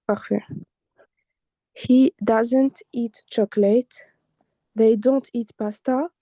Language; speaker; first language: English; non-native, fluent; French